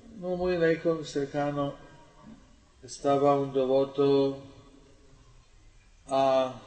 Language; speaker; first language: Spanish; non-native, learner; English